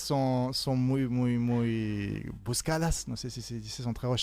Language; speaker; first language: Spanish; non-native, fluent; French